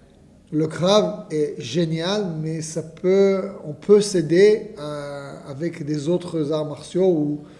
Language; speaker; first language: French; non-native, fluent; Hebrew